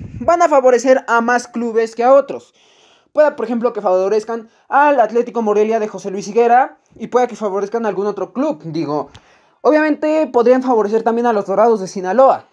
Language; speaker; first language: Spanish; native; Spanish